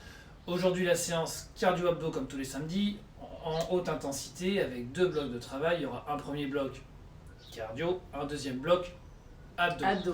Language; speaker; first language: French; native; French